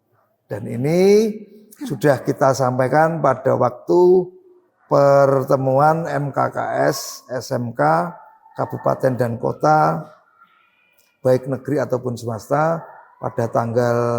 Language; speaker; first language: Indonesian; native; Indonesian